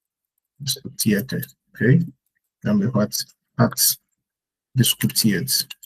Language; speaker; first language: German; non-native, fluent; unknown